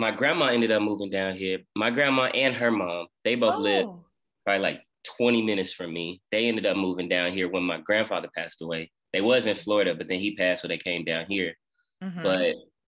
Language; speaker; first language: English; native; English